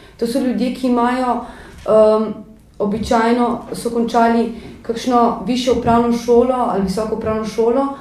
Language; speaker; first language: Slovenian; native; Slovenian